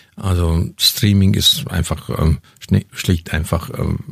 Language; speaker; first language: German; non-native, fluent; Hungarian